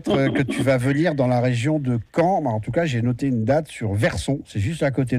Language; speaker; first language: French; native; French